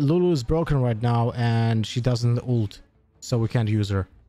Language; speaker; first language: English; non-native, fluent; Polish